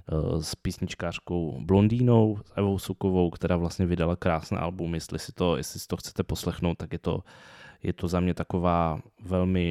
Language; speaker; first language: Czech; native; Czech